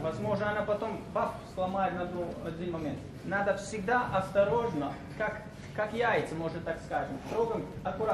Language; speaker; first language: Russian; non-native, learner; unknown